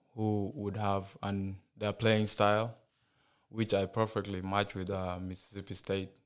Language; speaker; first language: English; non-native, fluent; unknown